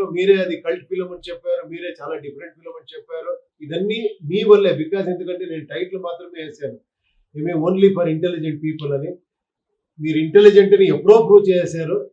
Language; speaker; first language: Telugu; non-native, local second language; Kannada